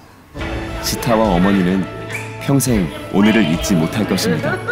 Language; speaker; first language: Korean; native; Korean